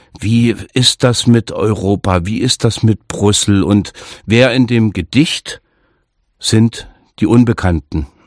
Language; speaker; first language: German; native; German